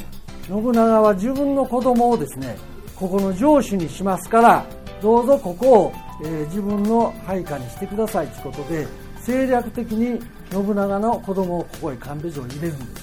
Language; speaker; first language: Japanese; native; Japanese